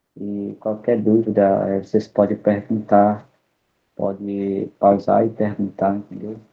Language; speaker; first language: Portuguese; non-native, local second language; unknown